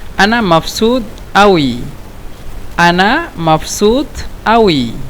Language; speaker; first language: Egyptian Arabic; non-native, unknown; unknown